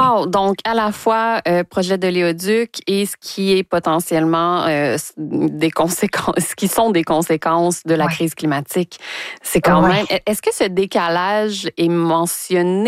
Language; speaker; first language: French; native; French